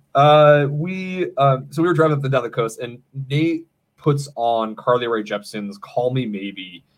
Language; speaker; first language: English; native; English